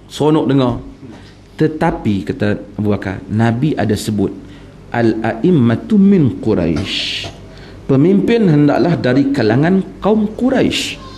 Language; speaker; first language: Malay; native; Malay